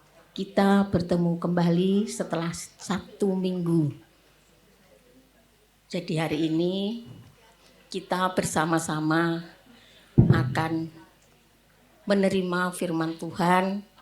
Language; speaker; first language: Indonesian; native; Indonesian